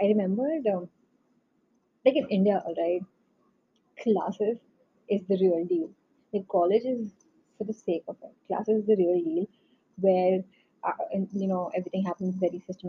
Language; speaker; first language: English; non-native, local second language; Hindi